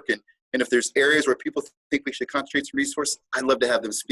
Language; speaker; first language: English; native; English